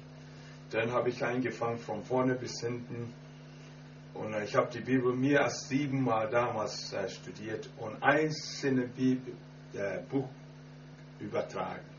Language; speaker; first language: German; non-native, fluent; Akan